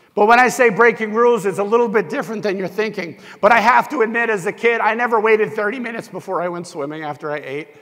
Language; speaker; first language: English; native; English